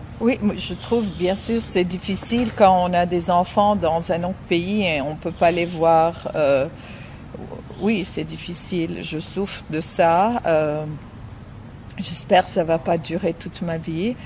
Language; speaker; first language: French; non-native, fluent; Arabic